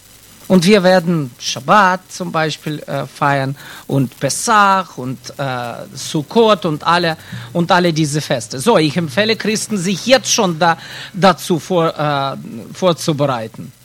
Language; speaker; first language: German; non-native, fluent; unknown